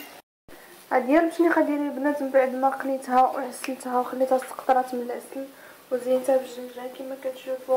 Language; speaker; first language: Arabic; native; Arabic